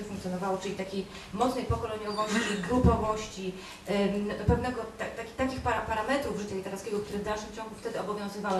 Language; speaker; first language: Polish; native; Polish